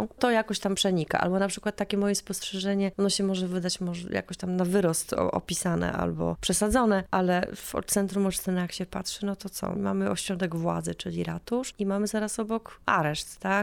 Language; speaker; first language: Polish; native; Polish